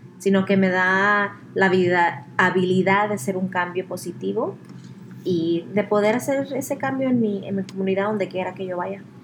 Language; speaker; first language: Spanish; early bilingual, heritage; Spanish